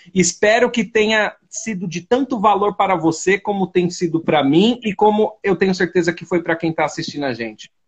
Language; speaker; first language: Portuguese; native; Portuguese